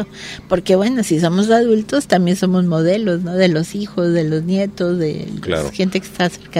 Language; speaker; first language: Spanish; native; Spanish